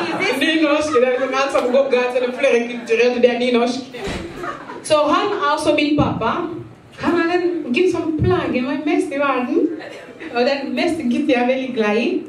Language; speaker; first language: Norwegian; non-native, fluent; Lingala